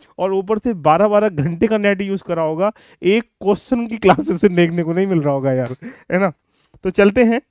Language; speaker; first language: Hindi; native; Hindi